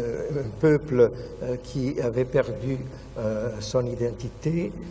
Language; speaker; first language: French; non-native, fluent; Italian